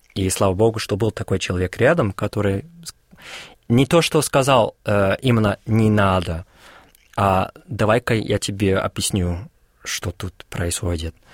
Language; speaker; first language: Russian; non-native, fluent; English